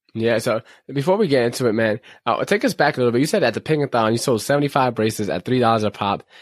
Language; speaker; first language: English; native; English